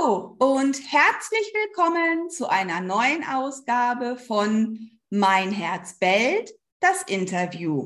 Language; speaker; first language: German; native; German